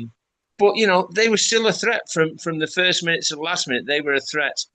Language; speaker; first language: English; native; English